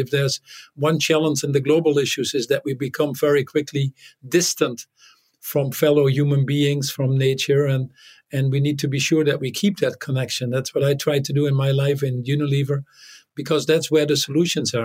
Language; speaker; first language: English; non-native, fluent; Dutch